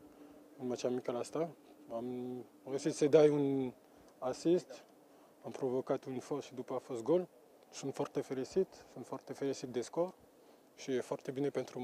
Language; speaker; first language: Romanian; non-native, learner; French